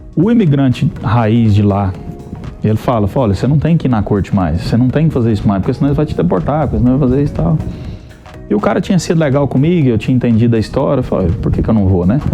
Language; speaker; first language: Portuguese; native; Portuguese